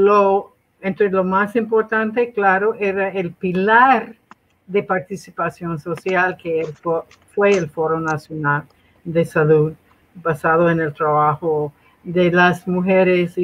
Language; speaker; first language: Spanish; non-native, fluent; English